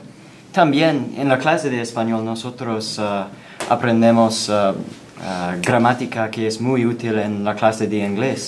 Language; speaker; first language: Spanish; non-native, learner; English